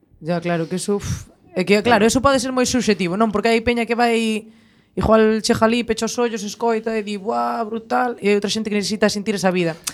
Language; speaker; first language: Galician; non-native, local second language; Spanish